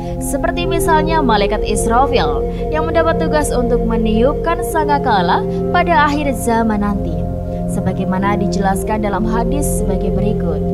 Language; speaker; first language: Indonesian; native; Indonesian